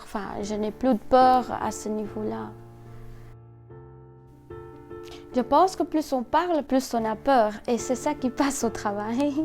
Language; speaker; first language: French; non-native, fluent; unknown